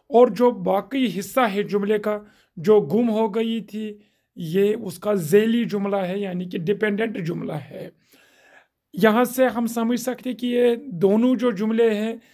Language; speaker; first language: Urdu; non-native, local second language; Kashmiri